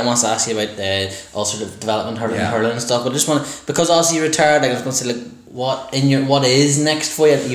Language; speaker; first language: English; native; English